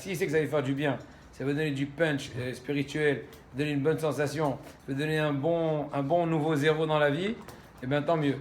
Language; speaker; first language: French; native; French